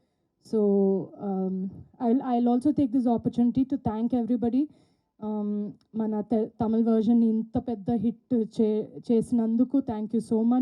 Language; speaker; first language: Telugu; non-native, fluent; Malayalam